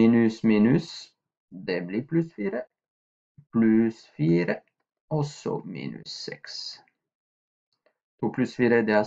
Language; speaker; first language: Norwegian; non-native, fluent; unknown